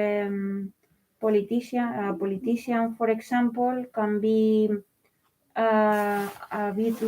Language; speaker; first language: English; non-native, learner; Spanish